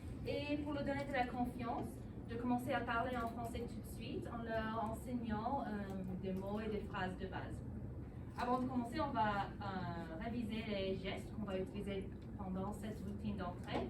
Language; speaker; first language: French; non-native, local second language; English